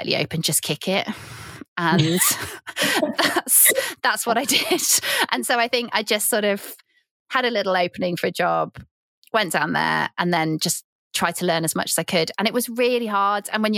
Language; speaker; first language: English; native; English